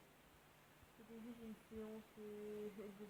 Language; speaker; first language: French; native; French